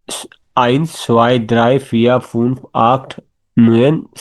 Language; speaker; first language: German; non-native, learner; Bangla